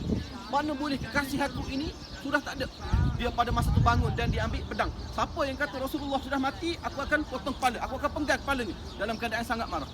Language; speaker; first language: Malay; native; Malay